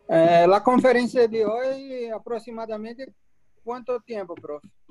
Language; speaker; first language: Spanish; non-native, learner; Portuguese